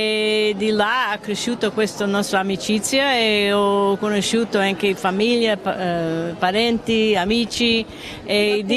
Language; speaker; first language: Italian; early bilingual, heritage; English